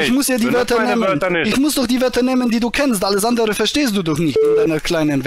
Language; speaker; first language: German; native; German